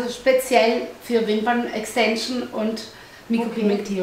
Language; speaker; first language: German; early bilingual, other home language; Italian